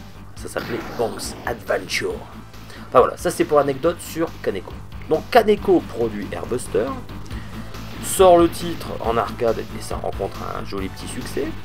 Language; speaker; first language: French; native; French